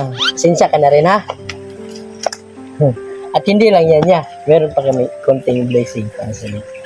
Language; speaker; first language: Filipino; non-native, local second language; Cebuano